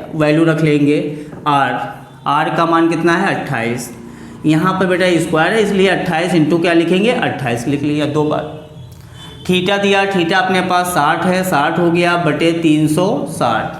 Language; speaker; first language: Hindi; native; Hindi